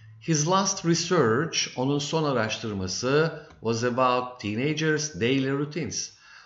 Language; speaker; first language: English; non-native, fluent; Turkish